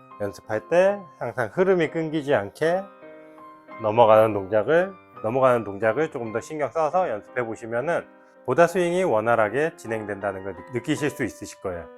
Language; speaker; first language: Korean; native; Korean